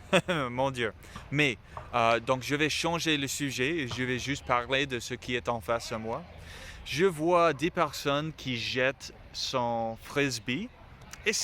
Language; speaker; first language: French; non-native, learner; English